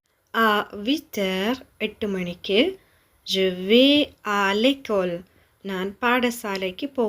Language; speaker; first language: French; non-native, fluent; Tamil